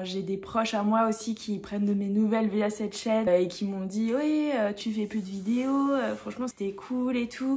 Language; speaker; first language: French; native; French